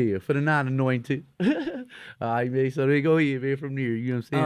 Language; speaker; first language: English; native; English